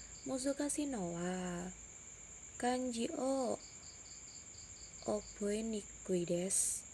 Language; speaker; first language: Japanese; non-native, learner; Indonesian